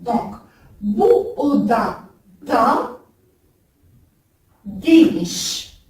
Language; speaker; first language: Turkish; non-native, learner; French